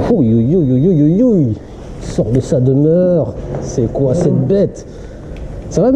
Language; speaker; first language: French; native; French